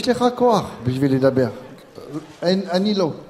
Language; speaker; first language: Hebrew; non-native, learner; French